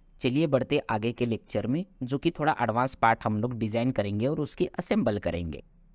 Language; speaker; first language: Hindi; non-native, local second language; Marathi